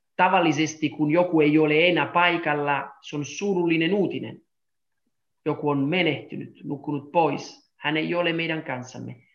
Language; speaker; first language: Finnish; non-native, fluent; Italian